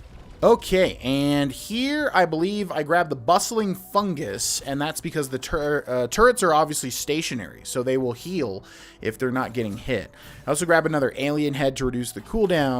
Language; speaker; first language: English; native; English